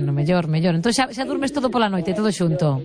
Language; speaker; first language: Spanish; non-native, local second language; Galician